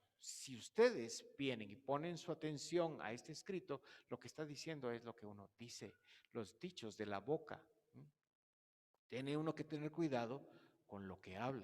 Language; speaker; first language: Spanish; native; Spanish